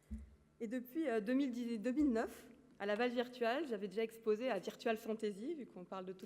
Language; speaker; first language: French; native; French